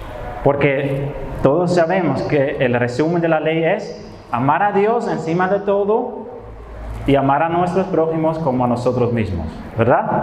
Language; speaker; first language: Spanish; non-native, fluent; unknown